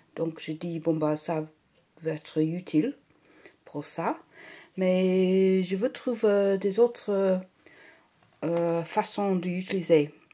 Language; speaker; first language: French; non-native, fluent; English